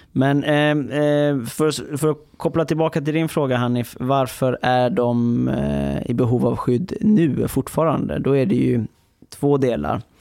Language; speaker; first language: Swedish; early bilingual, other home language; Persian